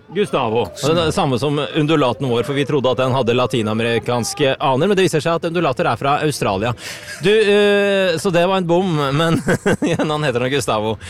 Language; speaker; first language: Norwegian; native; Norwegian